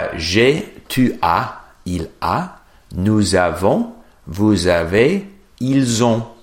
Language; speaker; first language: French; non-native, fluent; English